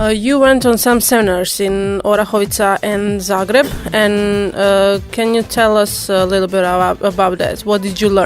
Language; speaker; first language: English; non-native, fluent; Croatian